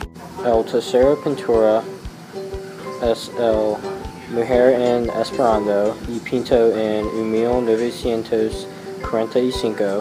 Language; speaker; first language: Spanish; non-native, learner; English